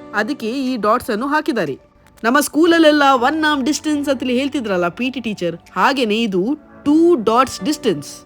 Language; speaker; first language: Kannada; non-native, local second language; Tulu